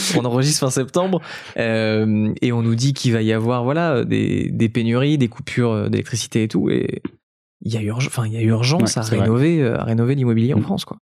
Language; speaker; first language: French; native; French